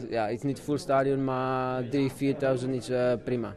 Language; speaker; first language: Dutch; non-native, learner; Czech